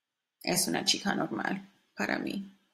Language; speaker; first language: Spanish; non-native, fluent; English